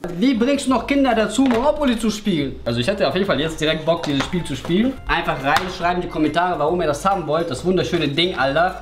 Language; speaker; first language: German; early bilingual, other home language; Russian